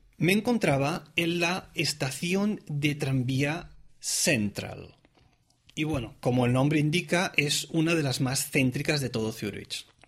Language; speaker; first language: Spanish; non-native, local second language; Catalan